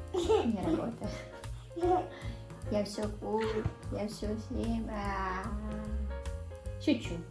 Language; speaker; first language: Russian; non-native, learner; Filipino